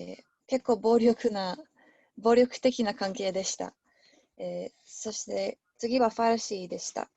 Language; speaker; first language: Japanese; non-native, learner; English